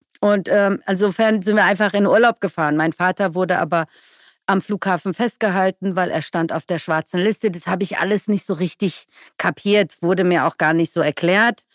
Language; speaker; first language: German; early bilingual, other home language; Persian